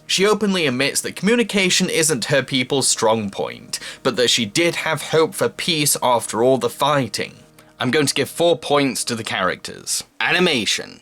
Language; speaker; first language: English; native; English